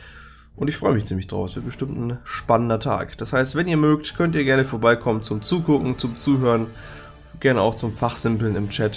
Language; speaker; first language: German; native; German